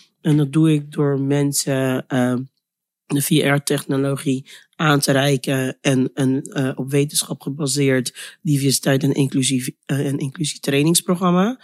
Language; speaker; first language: Dutch; early bilingual, other home language; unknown